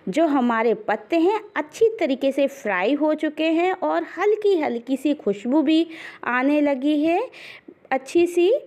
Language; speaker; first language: Hindi; native; Hindi